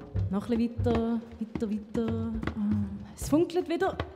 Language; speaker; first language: German; native; German